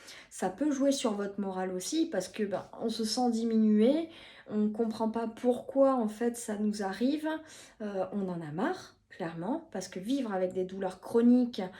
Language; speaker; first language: French; native; French